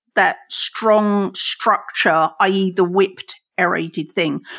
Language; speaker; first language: English; native; English